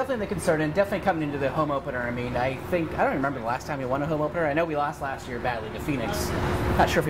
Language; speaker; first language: English; native; English